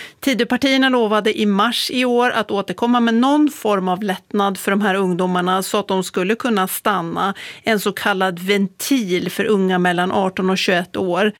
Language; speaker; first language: Swedish; native; Swedish